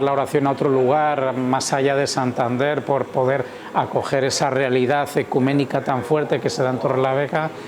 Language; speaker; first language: Spanish; native; Spanish